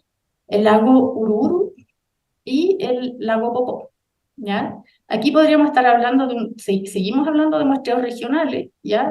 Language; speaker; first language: Spanish; native; Spanish